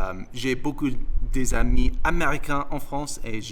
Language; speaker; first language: French; non-native, fluent; English